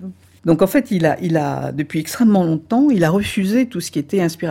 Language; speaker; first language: French; native; French